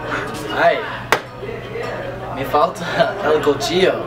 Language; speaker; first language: Spanish; non-native, learner; English